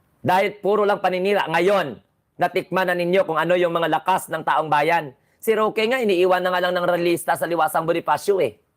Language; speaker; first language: Filipino; non-native, local second language; Cebuano